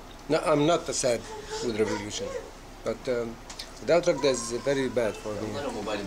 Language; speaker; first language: English; non-native, learner; Arabic